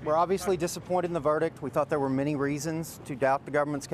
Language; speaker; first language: English; native; English